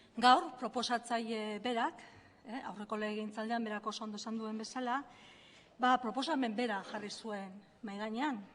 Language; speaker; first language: Basque; native; Basque